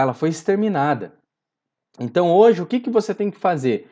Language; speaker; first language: Portuguese; native; Portuguese